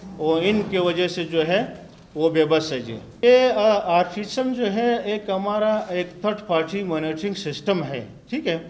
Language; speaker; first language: Urdu; non-native, local second language; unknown